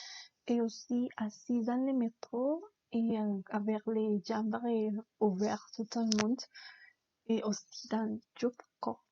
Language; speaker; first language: French; non-native, learner; Spanish